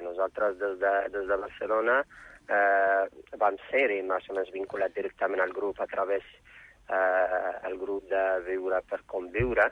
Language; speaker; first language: Catalan; non-native, fluent; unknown